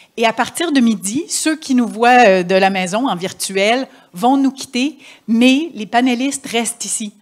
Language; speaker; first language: French; native; French